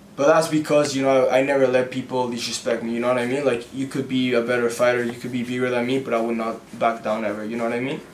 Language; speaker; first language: English; early bilingual, other home language; Spanish